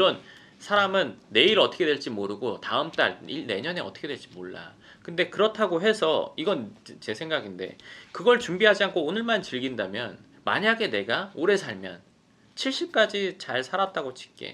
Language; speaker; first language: Korean; native; Korean